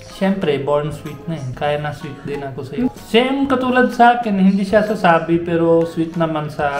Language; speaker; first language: Filipino; non-native, learner; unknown